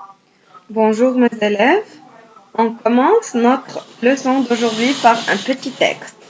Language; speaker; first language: French; non-native, fluent; Arabic